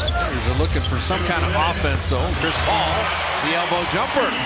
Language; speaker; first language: English; native; English